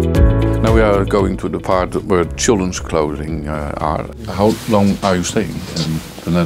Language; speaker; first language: English; non-native, fluent; Dutch